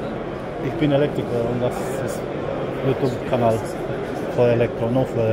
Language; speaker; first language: German; non-native, learner; Romanian